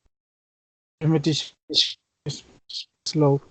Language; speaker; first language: English; non-native, learner; Spanish